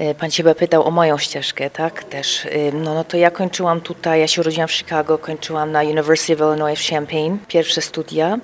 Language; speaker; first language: Polish; early bilingual, heritage; Polish